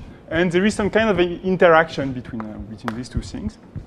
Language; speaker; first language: English; non-native, fluent; French